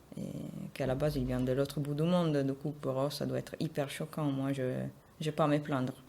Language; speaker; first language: French; non-native, fluent; Italian